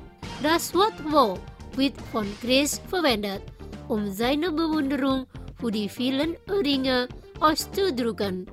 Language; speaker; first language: German; non-native, learner; Indonesian